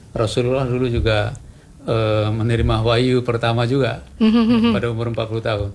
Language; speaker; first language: Indonesian; non-native, local second language; Minangkabau